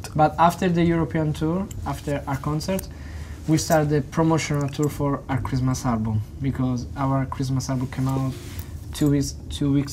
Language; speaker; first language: English; non-native, learner; Italian